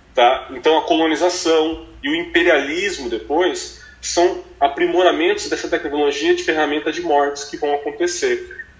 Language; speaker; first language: Portuguese; native; Portuguese